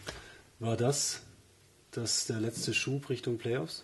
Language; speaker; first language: German; native; German